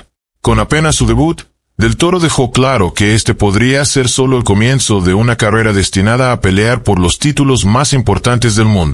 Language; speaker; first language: Spanish; native; Spanish